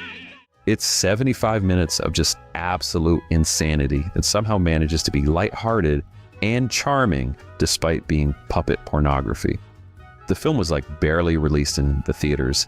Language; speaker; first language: English; native; English